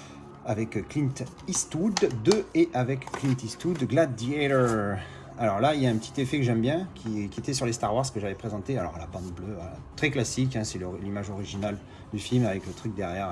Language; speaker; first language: French; native; French